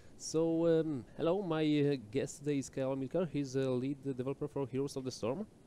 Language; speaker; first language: English; non-native, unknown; Polish